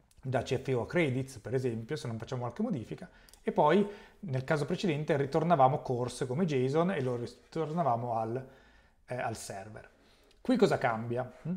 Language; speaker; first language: Italian; native; Italian